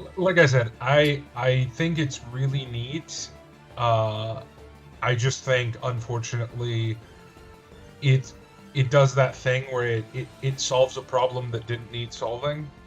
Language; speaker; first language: English; native; English